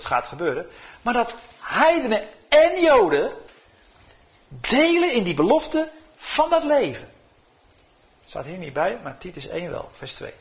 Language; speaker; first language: Dutch; native; Dutch